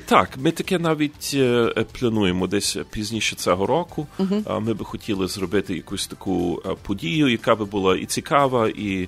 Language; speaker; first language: Ukrainian; early bilingual, heritage; Ukrainian